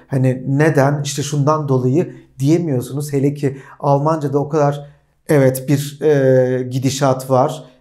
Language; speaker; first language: Turkish; native; Turkish